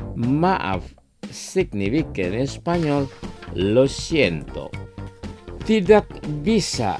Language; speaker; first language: Spanish; non-native, learner; Indonesian